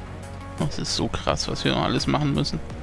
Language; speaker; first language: German; native; German